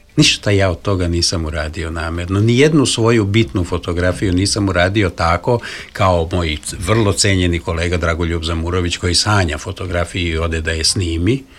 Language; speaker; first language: Serbian; non-native, local second language; Hungarian